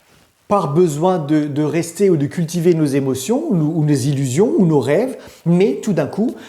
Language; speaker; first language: French; native; French